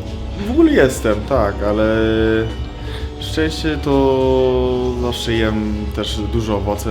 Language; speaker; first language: Polish; non-native, learner; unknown